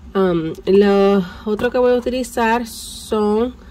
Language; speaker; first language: Spanish; native; Spanish